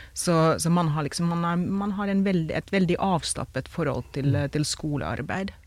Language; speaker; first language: Norwegian; non-native, fluent; Finnish